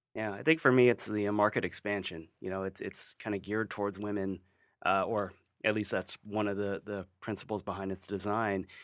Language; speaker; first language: English; native; English